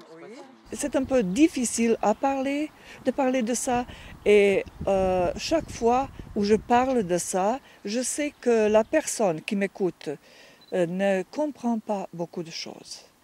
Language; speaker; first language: French; non-native, fluent; Bosnian